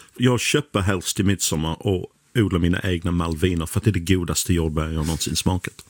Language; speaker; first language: Swedish; non-native, fluent; English